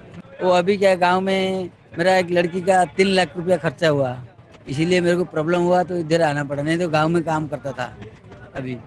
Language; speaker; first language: Hindi; non-native, local second language; Odia